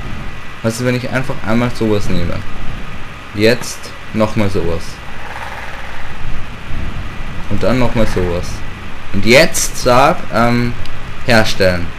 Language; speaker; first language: German; native; German